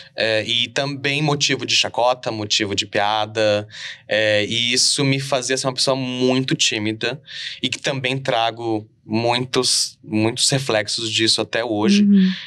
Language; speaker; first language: Portuguese; native; Portuguese